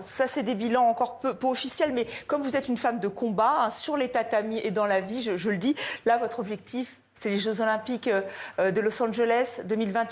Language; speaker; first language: French; native; French